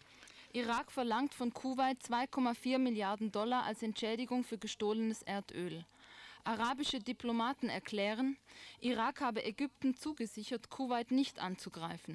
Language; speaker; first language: German; native; German